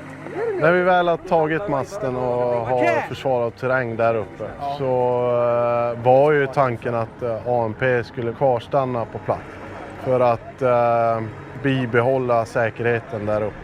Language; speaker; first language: Swedish; native; Swedish